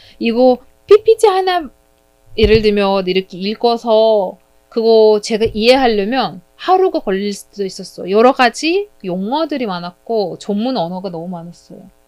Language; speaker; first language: Korean; non-native, fluent; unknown